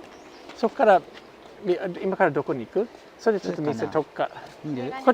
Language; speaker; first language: Japanese; non-native, learner; English